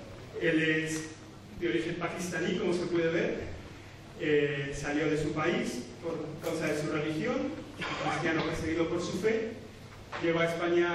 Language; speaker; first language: Spanish; native; Spanish